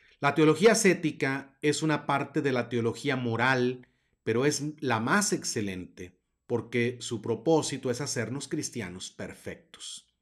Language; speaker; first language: Spanish; native; Spanish